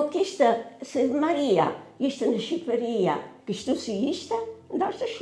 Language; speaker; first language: Albanian; non-native, learner; Italian